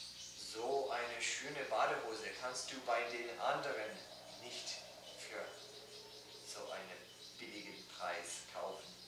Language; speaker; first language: German; non-native, learner; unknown